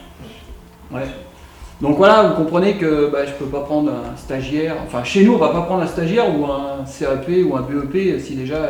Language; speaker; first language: French; native; French